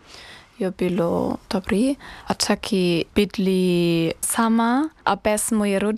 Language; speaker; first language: Czech; non-native, learner; German